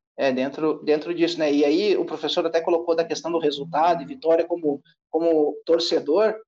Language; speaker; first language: Portuguese; native; Portuguese